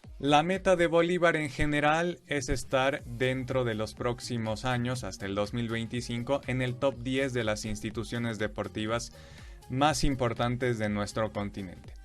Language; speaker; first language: Spanish; native; Spanish